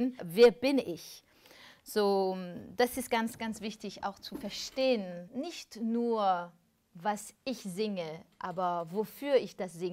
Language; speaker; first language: German; non-native, fluent; French